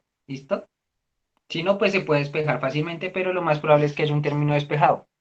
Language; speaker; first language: Spanish; native; Spanish